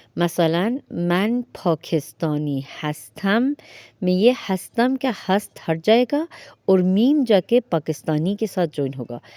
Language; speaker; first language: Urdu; non-native, fluent; Persian